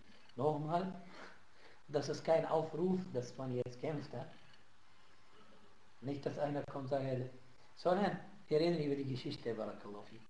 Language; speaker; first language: German; non-native, fluent; Arabic